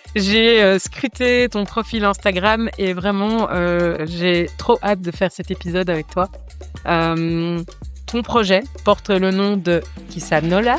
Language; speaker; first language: French; native; French